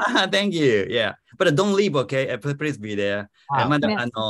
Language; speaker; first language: English; non-native, fluent; Japanese